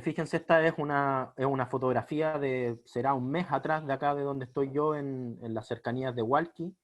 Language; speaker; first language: Spanish; native; Spanish